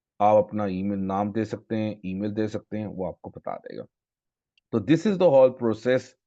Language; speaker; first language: Urdu; non-native, local second language; Punjabi